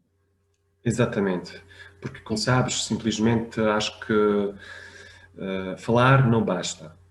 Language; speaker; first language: Portuguese; non-native, fluent; French